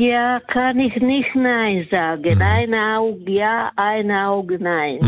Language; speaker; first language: German; non-native, learner; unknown